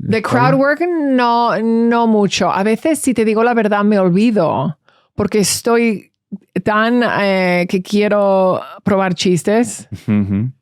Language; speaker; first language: Spanish; early bilingual, heritage; English